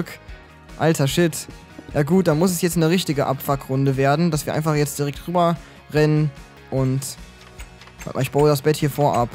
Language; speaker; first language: German; native; German